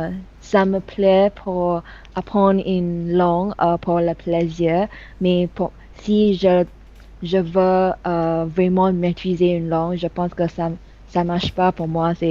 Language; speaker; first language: French; non-native, learner; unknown